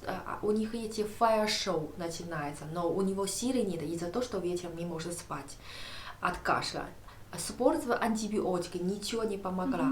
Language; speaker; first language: Russian; non-native, learner; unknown